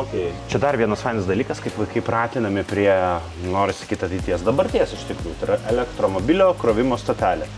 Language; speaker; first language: Lithuanian; native; Lithuanian